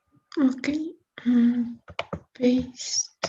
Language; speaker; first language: English; non-native, learner; Spanish